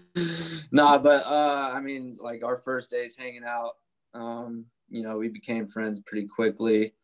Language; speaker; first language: English; native; English